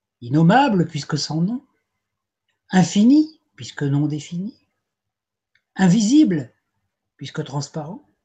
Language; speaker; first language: French; native; French